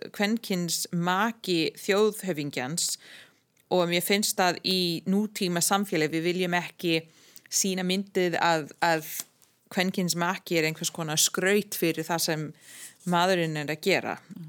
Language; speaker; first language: Icelandic; non-native, fluent; English